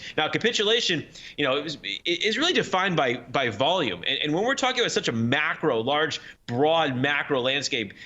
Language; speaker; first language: English; native; English